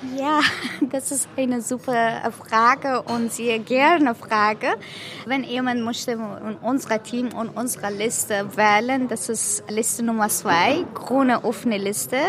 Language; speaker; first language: German; non-native, learner; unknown